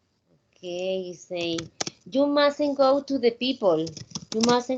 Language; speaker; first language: English; non-native, fluent; Spanish